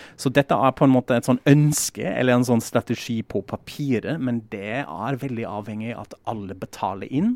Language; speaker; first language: Norwegian; non-native, fluent; German